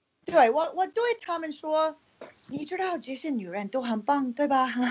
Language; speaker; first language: Chinese; non-native, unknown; English